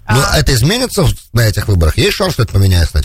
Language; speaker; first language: Russian; native; Russian